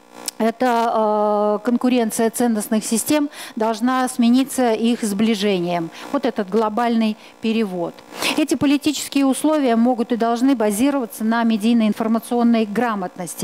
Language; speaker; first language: Russian; native; Russian